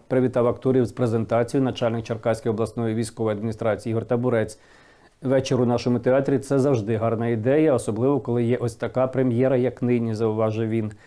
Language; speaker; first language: Ukrainian; native; Ukrainian